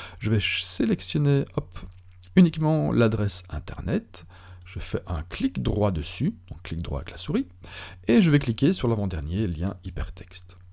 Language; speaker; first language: French; native; French